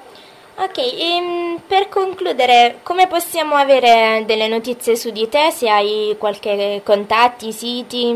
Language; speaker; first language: Italian; native; Italian